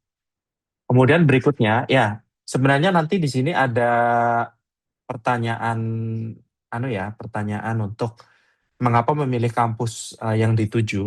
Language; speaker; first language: Indonesian; native; Indonesian